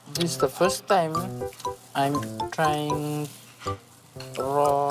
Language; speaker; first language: English; non-native, local second language; Fijian